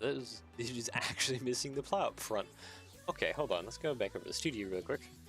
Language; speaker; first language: English; native; English